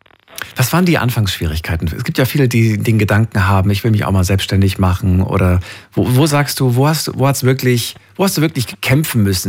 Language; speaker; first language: German; native; German